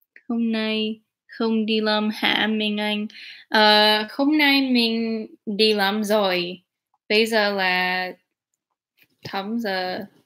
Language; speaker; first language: Vietnamese; non-native, learner; English